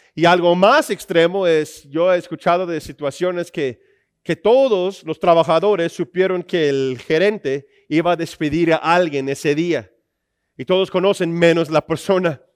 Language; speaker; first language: Spanish; non-native, fluent; English